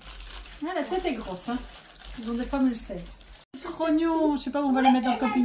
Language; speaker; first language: French; native; French